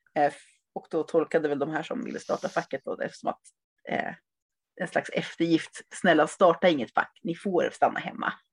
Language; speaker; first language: Swedish; native; Swedish